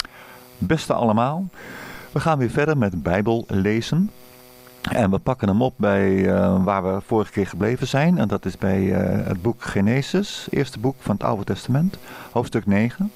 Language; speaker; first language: Dutch; native; Dutch